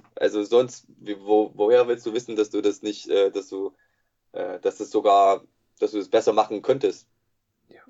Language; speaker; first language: German; non-native, fluent; English